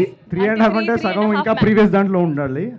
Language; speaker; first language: Telugu; native; Telugu